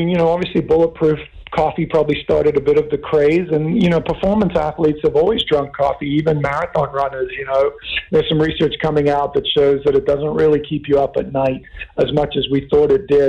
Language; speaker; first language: English; native; English